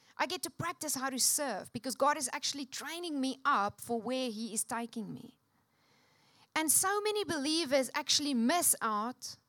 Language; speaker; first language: English; non-native, local second language; Afrikaans